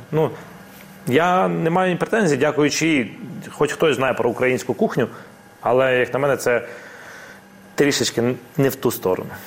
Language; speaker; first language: Ukrainian; non-native, local second language; Russian